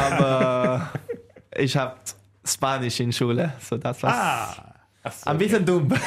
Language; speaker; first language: German; non-native, learner; Swedish